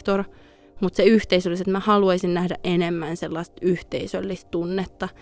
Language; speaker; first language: Finnish; native; Finnish